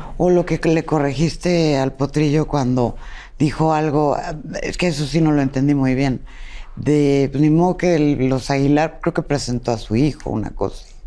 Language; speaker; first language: Spanish; native; Spanish